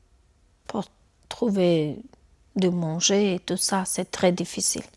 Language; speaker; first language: French; non-native, learner; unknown